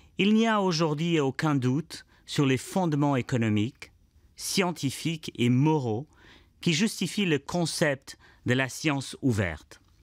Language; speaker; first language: French; non-native, fluent; Portuguese